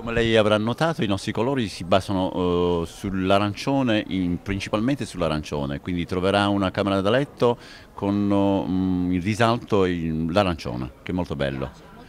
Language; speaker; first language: Italian; native; Italian